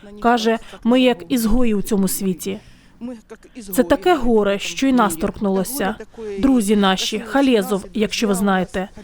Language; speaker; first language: Ukrainian; non-native, local second language; Russian